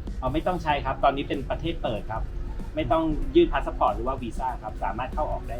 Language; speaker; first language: Thai; native; Thai